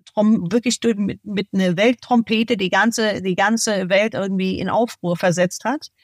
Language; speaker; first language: German; non-native, fluent; English